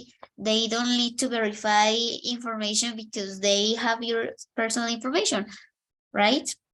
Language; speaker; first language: English; non-native, fluent; Spanish